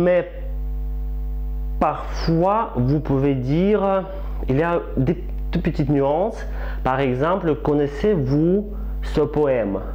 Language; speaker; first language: French; non-native, fluent; Russian